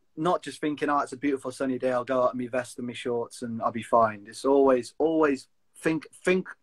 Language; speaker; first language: English; native; English